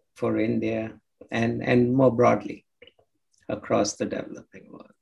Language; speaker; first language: English; non-native, local second language; Telugu